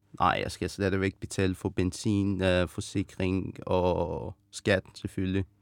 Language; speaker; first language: Danish; non-native, fluent; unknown